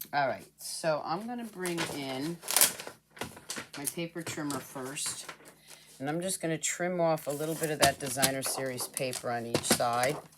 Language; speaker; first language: English; native; English